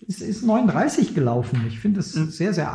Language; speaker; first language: German; native; German